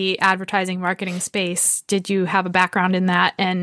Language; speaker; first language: English; native; English